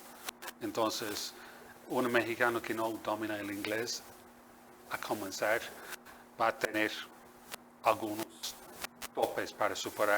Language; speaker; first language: Spanish; non-native, fluent; English